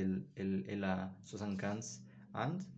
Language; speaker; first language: French; non-native, learner; Spanish